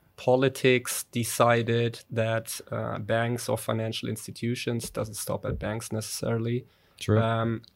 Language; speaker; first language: English; non-native, fluent; German